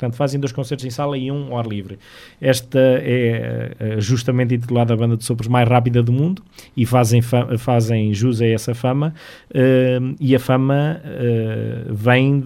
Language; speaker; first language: Portuguese; native; Portuguese